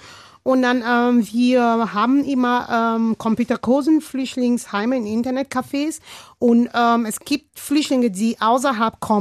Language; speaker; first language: German; non-native, learner; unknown